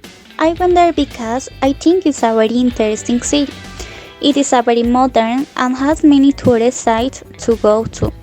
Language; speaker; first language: English; non-native, learner; Spanish